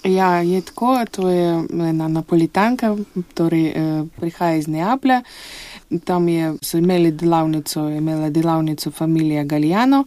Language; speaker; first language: Slovenian; non-native, fluent; Russian